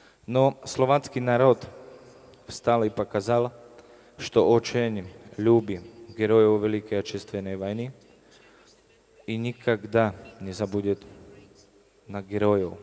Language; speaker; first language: Russian; non-native, learner; Slovak